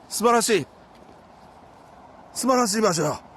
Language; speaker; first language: Japanese; native; Japanese